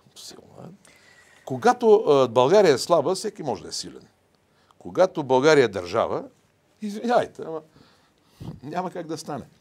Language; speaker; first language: Bulgarian; native; Bulgarian